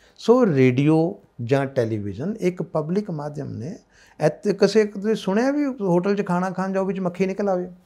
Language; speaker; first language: Punjabi; native; Punjabi